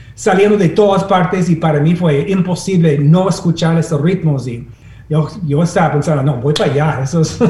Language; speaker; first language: Spanish; non-native, fluent; English